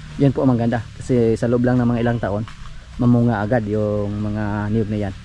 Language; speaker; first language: Filipino; non-native, local second language; Cebuano